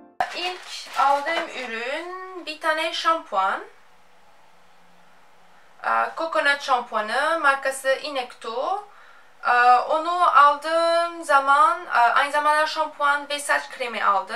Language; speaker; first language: Turkish; non-native, fluent; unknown